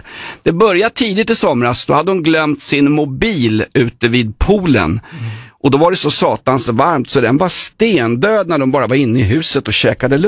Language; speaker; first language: Swedish; native; Swedish